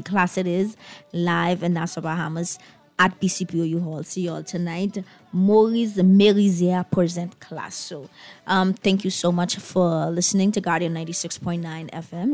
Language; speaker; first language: English; non-native, fluent; Haitian Creole